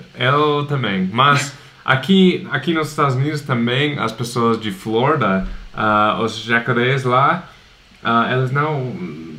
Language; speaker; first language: Portuguese; non-native, fluent; English